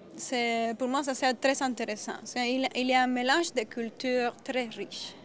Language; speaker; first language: French; non-native, fluent; Spanish